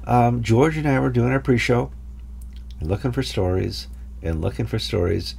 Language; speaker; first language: English; native; English